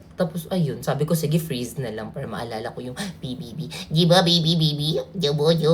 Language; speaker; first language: Filipino; non-native, local second language; Cebuano